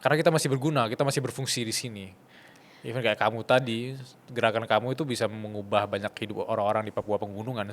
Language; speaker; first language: Indonesian; native; Indonesian